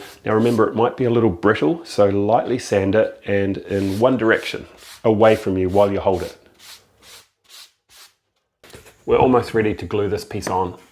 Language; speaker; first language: English; native; English